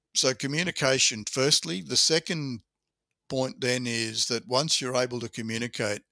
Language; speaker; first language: English; native; English